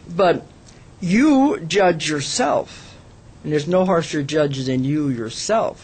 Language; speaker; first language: English; native; English